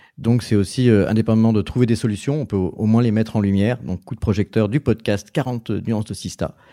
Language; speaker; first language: French; native; French